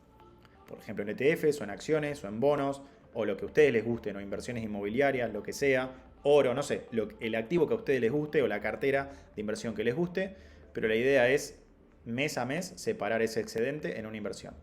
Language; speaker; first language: Spanish; native; Spanish